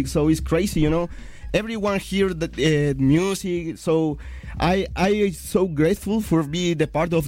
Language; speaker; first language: English; non-native, fluent; Spanish